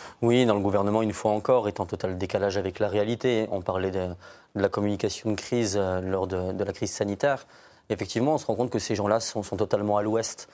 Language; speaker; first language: French; native; French